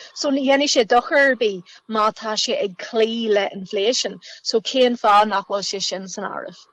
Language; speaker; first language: Irish; native; Irish